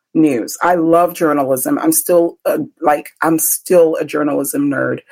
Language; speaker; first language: English; early bilingual, other home language; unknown